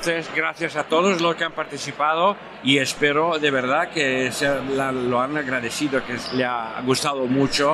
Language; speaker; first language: Spanish; non-native, fluent; Italian